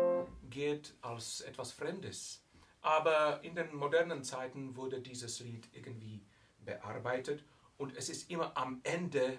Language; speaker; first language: German; non-native, fluent; Czech